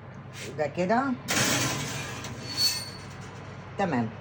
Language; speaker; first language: Arabic; native; Arabic